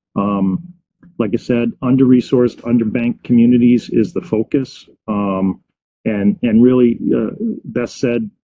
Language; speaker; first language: English; native; English